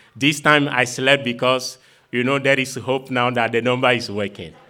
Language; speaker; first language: English; non-native, fluent; Ewe